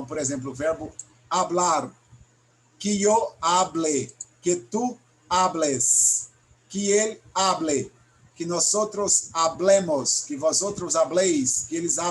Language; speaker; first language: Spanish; non-native, fluent; Portuguese